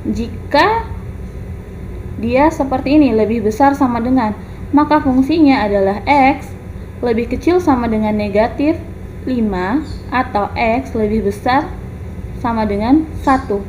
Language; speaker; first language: Indonesian; native; Indonesian